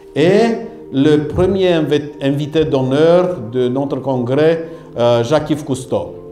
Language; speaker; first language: French; non-native, fluent; Romanian